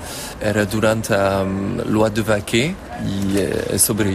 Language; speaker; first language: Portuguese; early bilingual, heritage; French